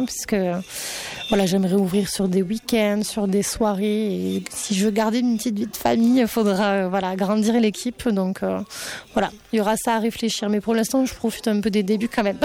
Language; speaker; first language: French; native; French